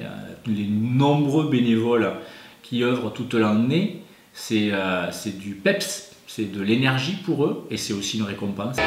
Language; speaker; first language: French; native; French